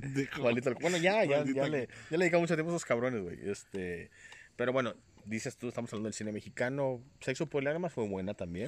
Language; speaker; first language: Spanish; native; Spanish